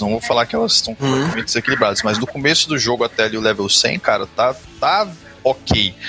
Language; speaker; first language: Portuguese; native; Portuguese